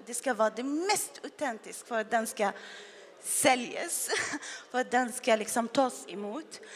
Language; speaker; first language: Swedish; non-native, fluent; Arabic